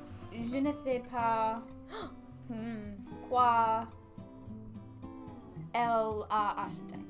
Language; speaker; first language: French; non-native, learner; English